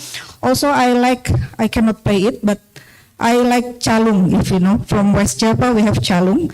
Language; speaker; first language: English; non-native, learner; Indonesian